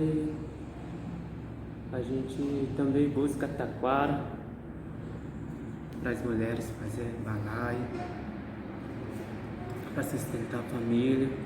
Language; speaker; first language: Portuguese; non-native, local second language; Guarani